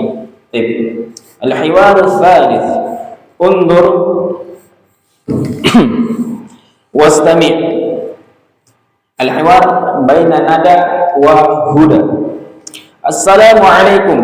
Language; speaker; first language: Arabic; non-native, fluent; Indonesian